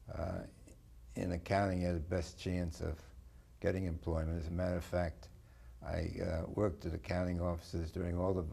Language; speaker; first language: English; native; English